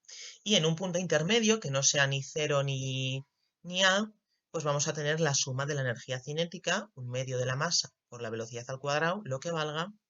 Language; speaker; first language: Spanish; native; Spanish